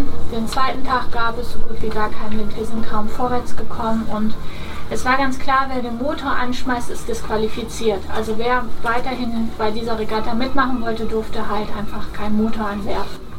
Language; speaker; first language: German; native; German